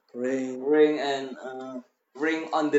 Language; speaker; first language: English; non-native, learner; Indonesian